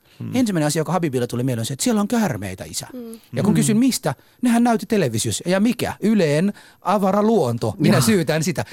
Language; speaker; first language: Finnish; early bilingual, other home language; Somali